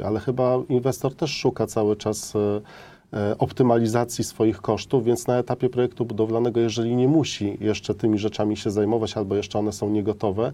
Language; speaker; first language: Polish; native; Polish